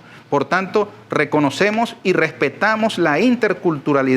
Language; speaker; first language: Spanish; native; Spanish